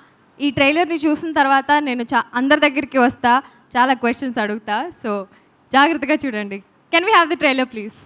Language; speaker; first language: Telugu; native; Telugu